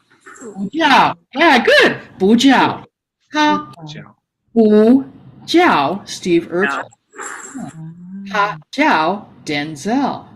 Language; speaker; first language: Chinese; non-native, fluent; English